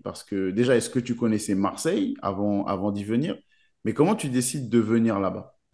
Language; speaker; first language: French; native; French